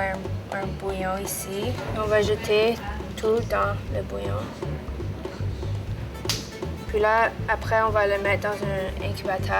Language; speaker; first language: French; non-native, local second language; English